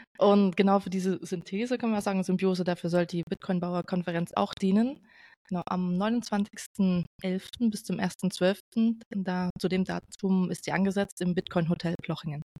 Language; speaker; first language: German; native; German